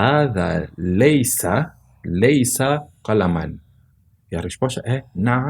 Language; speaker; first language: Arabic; non-native, fluent; Portuguese